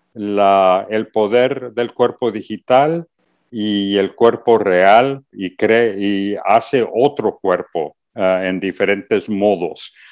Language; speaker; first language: Spanish; early bilingual, heritage; Spanish